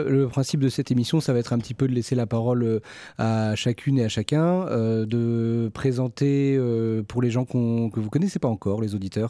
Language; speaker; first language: French; native; French